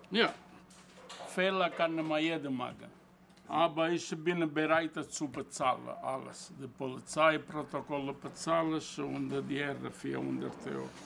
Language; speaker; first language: German; non-native, learner; Italian